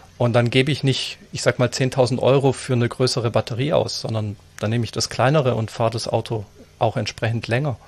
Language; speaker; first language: German; native; German